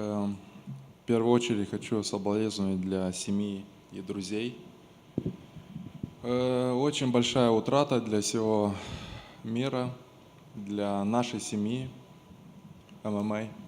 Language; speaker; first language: Russian; non-native, local second language; Romanian